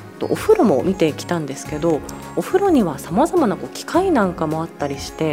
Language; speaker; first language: Japanese; native; Japanese